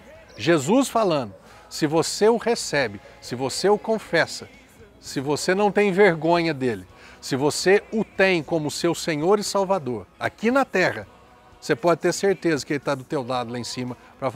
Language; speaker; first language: Portuguese; native; Portuguese